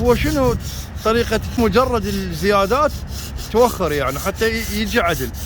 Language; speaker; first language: Arabic; native; Arabic